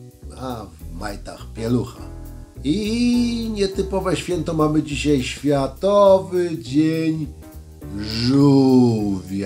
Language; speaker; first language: Polish; native; Polish